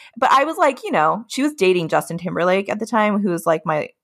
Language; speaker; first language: English; native; English